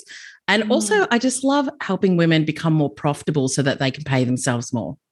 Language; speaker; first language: English; native; English